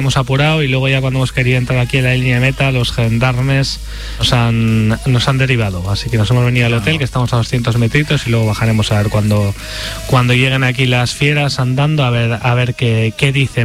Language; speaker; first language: Spanish; native; Spanish